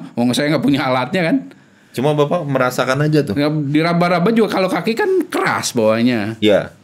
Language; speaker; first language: Indonesian; non-native, local second language; Sundanese